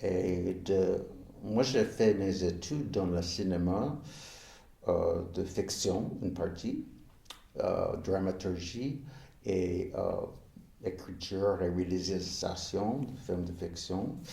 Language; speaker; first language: French; non-native, fluent; English